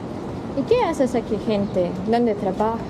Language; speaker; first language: Spanish; non-native, learner; Russian